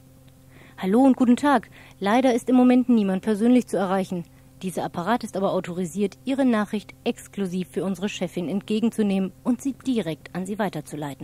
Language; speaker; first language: German; native; German